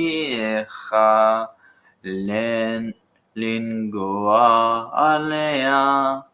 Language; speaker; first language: Hebrew; non-native, learner; English